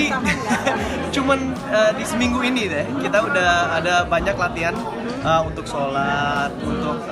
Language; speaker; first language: Indonesian; early bilingual, heritage; English